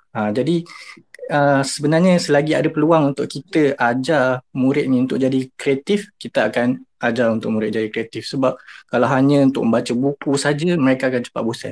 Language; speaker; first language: Malay; native; Malay